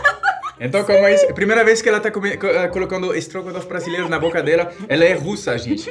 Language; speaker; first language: Portuguese; non-native, fluent; French